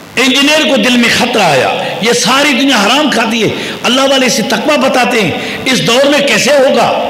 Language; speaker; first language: Urdu; non-native, local second language; Sindhi